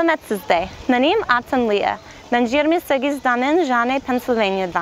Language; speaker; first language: Kazakh; non-native, learner; English